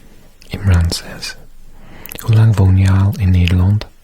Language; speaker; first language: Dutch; non-native, learner; English